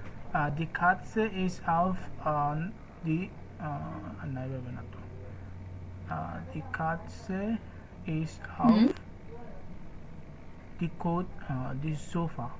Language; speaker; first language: German; non-native, learner; Bangla